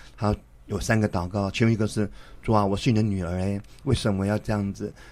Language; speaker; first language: Chinese; native; Chinese